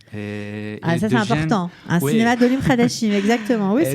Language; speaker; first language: French; native; French